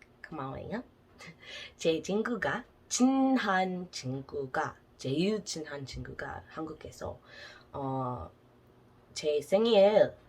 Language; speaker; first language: Korean; non-native, learner; English